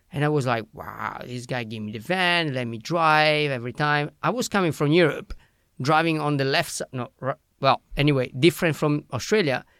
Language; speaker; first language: English; non-native, fluent; Italian